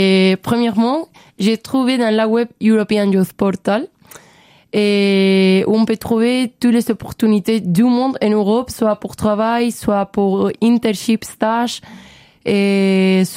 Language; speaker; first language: French; non-native, learner; Spanish